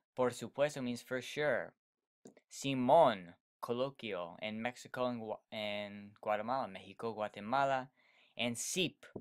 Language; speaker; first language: English; native; English